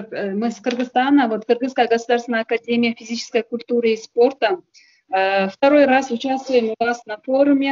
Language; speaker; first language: Russian; non-native, local second language; Kyrgyz